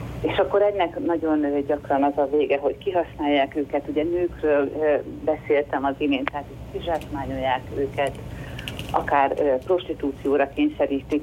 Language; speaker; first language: Hungarian; native; Hungarian